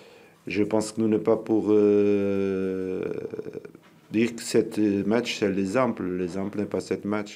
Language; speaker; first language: French; non-native, learner; Portuguese